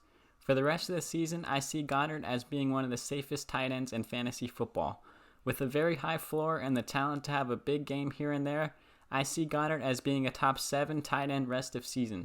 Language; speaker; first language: English; native; English